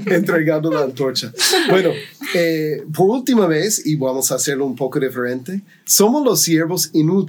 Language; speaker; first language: Spanish; non-native, fluent; English